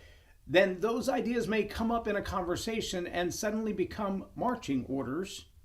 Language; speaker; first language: English; native; English